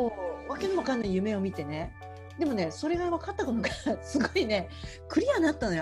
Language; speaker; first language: Japanese; native; Japanese